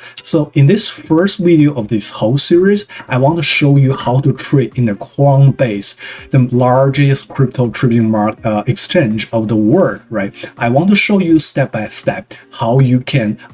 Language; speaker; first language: English; non-native, fluent; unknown